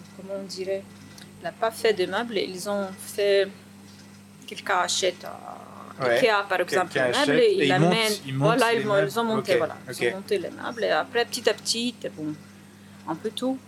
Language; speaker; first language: French; non-native, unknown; Ukrainian